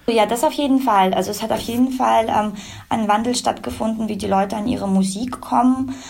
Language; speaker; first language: German; early bilingual, other home language; Russian